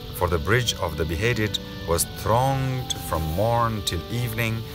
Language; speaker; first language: English; non-native, local second language; Hazaragi